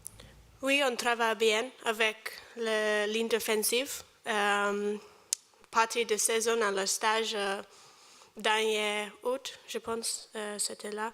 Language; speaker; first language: French; non-native, learner; English